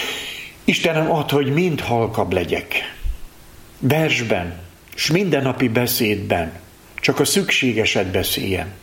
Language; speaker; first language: Hungarian; native; Hungarian